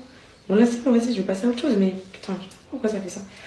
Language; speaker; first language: French; native; French